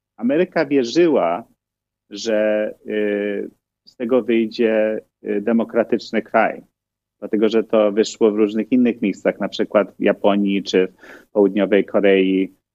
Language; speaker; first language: Polish; early bilingual, heritage; Polish